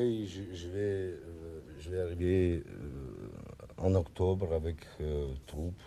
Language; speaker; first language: French; non-native, learner; Russian